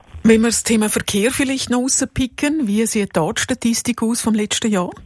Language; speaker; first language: German; native; German